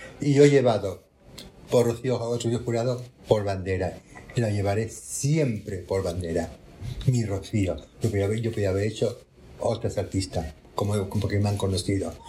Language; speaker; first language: Spanish; native; Spanish